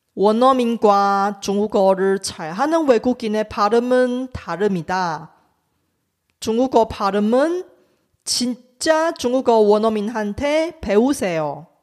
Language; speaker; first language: Korean; non-native, fluent; Chinese